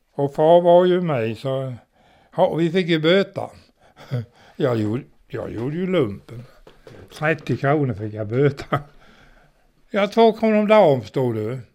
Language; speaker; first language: Swedish; native; Swedish